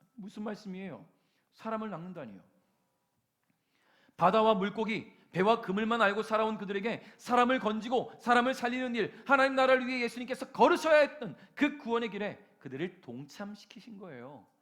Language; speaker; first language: Korean; native; Korean